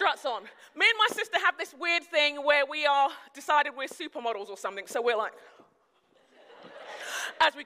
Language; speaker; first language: English; native; English